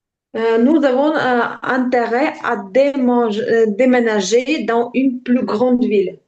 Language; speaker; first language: French; non-native, learner; Ukrainian